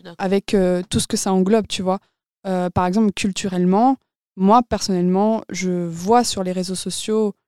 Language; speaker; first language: French; native; French